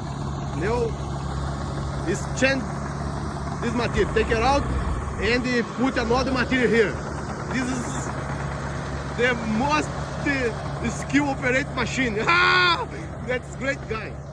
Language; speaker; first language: English; non-native, learner; Portuguese